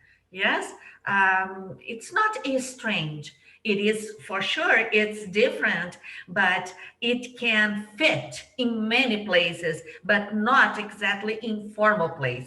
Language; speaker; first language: English; non-native, fluent; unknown